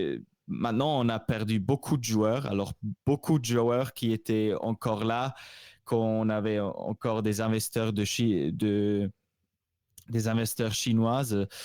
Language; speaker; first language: French; non-native, local second language; Swiss German